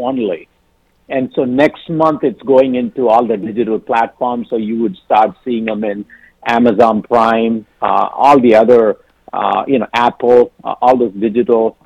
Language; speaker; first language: English; non-native, local second language; Tamil